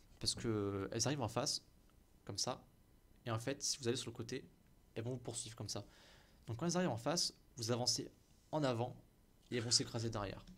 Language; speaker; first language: French; native; French